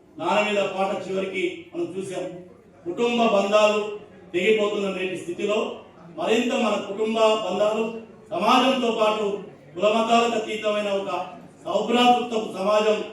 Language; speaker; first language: Telugu; native; Telugu